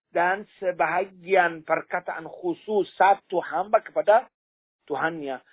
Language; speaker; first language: Indonesian; non-native, fluent; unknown